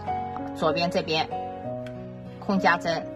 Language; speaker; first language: Chinese; native; Chinese